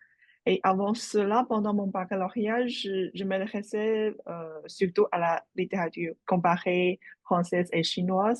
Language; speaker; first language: French; non-native, fluent; Chinese